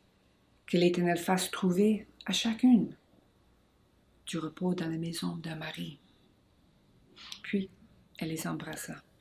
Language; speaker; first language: French; non-native, local second language; English